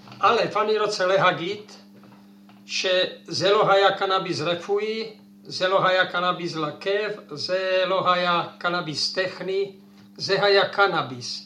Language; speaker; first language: Hebrew; non-native, fluent; Czech